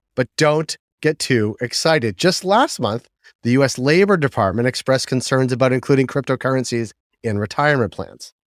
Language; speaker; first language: English; native; English